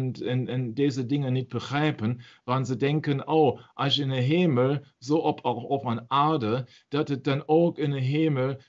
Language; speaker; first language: Dutch; non-native, learner; German